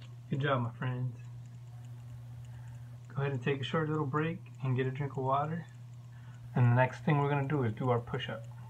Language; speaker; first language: English; early bilingual, other home language; Spanish